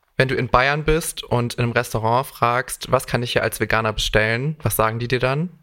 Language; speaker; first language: German; native; German